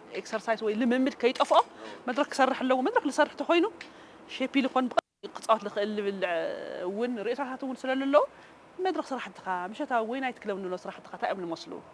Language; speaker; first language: Tigrinya; native; Tigrinya